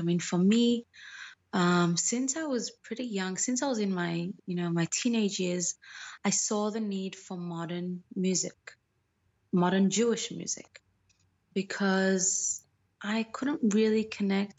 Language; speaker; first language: English; native; English